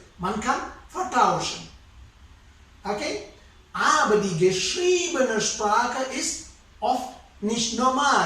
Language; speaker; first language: German; non-native, fluent; Sinhala